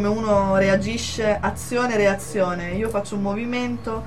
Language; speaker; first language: Italian; native; Italian